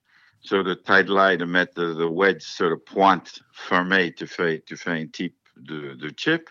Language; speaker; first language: French; non-native, fluent; English